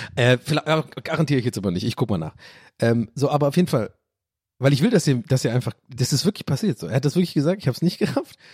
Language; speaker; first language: German; non-native, fluent; English